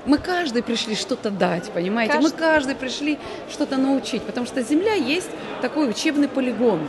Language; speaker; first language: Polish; non-native, learner; Russian